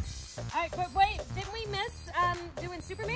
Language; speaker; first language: English; native; English